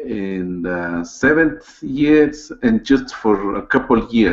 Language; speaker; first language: English; non-native, learner; Spanish